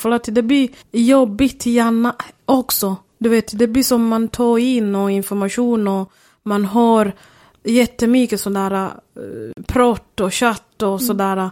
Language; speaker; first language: Swedish; non-native, fluent; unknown